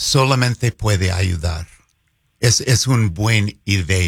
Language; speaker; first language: Spanish; non-native, fluent; English